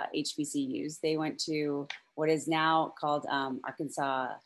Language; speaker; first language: English; native; English